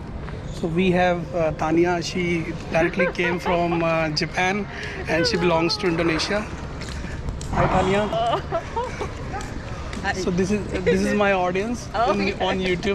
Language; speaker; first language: English; non-native, local second language; Hindi